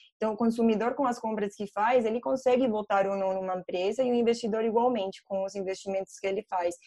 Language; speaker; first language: Portuguese; non-native, fluent; Spanish